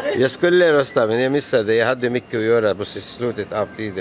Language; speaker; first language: Swedish; non-native, learner; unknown